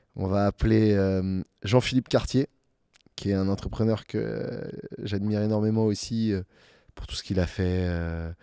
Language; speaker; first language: French; native; French